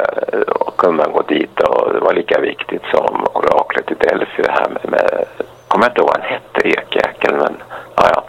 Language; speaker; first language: Swedish; native; Swedish